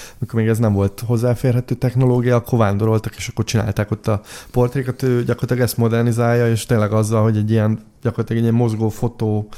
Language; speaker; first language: Hungarian; native; Hungarian